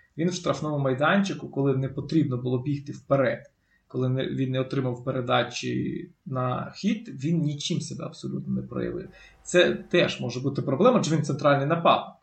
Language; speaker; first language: Ukrainian; native; Ukrainian